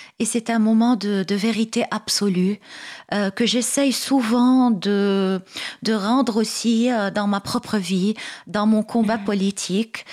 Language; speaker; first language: French; non-native, local second language; Arabic